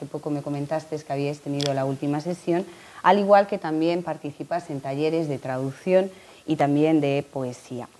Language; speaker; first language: Spanish; native; Spanish